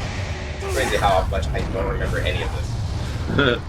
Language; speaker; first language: English; native; English